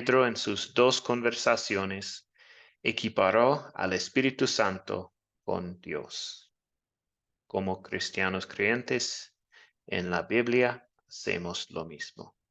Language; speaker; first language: Spanish; non-native, fluent; English